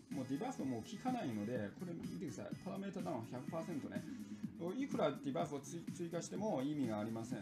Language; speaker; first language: Japanese; native; Japanese